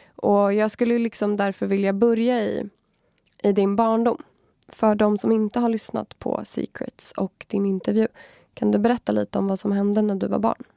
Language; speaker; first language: Swedish; native; Swedish